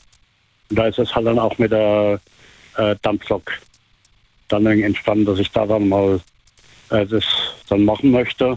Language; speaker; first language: German; native; German